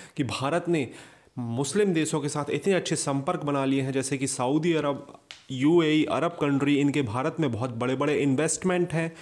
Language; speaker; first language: Hindi; native; Hindi